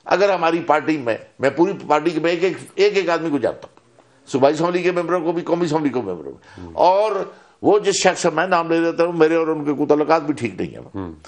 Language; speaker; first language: Urdu; native; Urdu